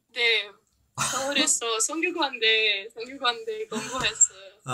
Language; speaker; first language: Korean; non-native, fluent; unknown